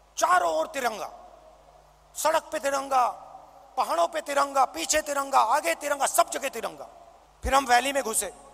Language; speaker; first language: Hindi; native; Hindi